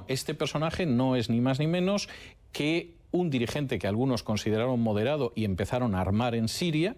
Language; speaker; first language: Spanish; native; Spanish